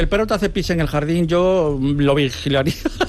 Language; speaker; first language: Spanish; native; Spanish